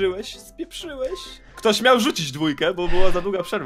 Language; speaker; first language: Polish; native; Polish